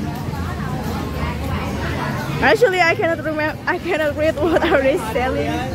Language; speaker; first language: English; non-native, fluent; Indonesian